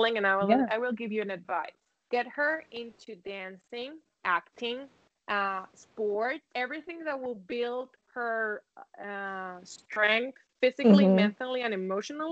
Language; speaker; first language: English; non-native, fluent; Spanish